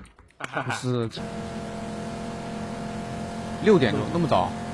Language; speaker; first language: Chinese; native; Chinese